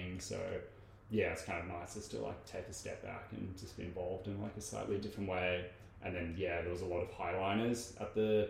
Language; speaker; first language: English; native; English